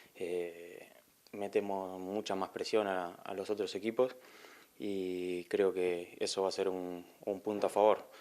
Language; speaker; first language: Spanish; native; Spanish